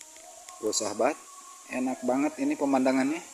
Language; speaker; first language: Indonesian; non-native, local second language; Sundanese